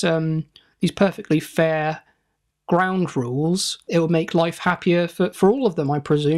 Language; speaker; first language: English; native; English